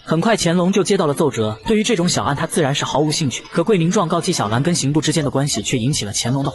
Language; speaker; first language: Chinese; native; Chinese